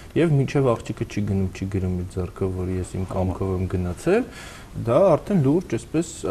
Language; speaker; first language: Armenian; native; Armenian